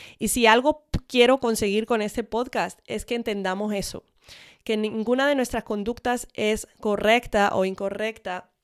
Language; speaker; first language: Spanish; early bilingual, other home language; English